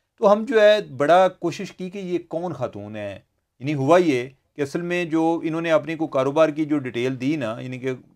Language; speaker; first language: Urdu; non-native, local second language; Punjabi